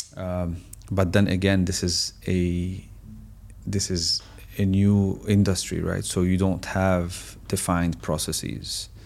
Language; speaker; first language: English; non-native, fluent; Arabic